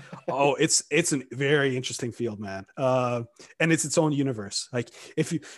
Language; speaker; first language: English; early bilingual, other home language; Romanian